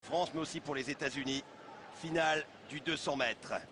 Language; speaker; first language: French; native; French